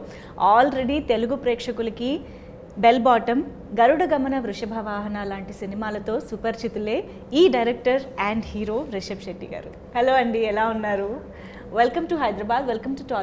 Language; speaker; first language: Telugu; native; Telugu